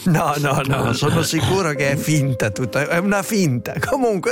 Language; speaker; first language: Italian; native; Italian